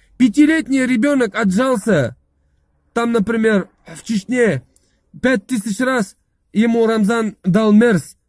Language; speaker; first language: Russian; non-native, local second language; Chechen